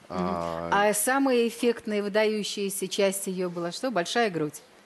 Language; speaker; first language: Russian; native; Russian